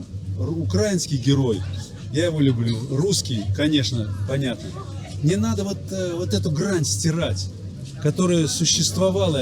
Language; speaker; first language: Russian; native; Russian